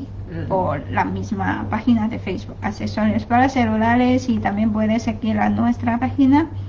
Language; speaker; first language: Spanish; non-native, fluent; Chinese